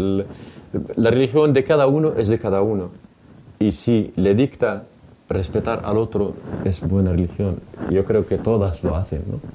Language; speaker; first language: Spanish; non-native, fluent; Arabic